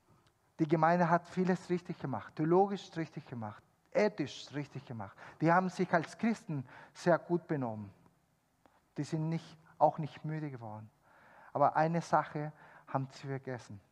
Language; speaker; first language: German; non-native, fluent; Spanish